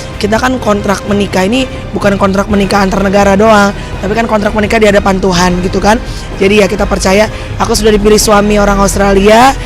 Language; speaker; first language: Indonesian; native; Indonesian